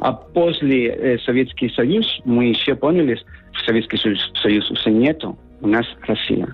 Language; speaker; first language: Russian; non-native, learner; Spanish